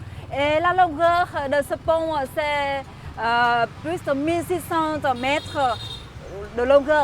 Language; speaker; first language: French; non-native, fluent; Vietnamese